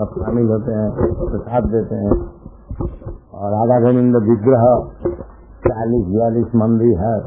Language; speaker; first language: Hindi; non-native, local second language; Bangla